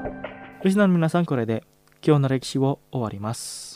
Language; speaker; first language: Japanese; non-native, fluent; Indonesian